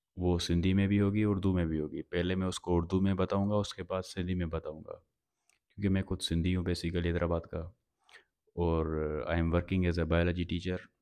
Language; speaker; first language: Urdu; non-native, local second language; Sindhi